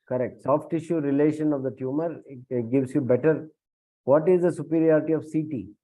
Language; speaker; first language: English; non-native, local second language; Kannada